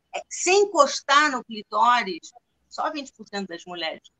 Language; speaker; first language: Portuguese; non-native, fluent; English